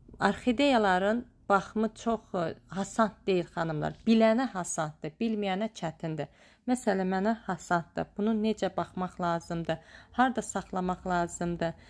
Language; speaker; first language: Azerbaijani; native; Azerbaijani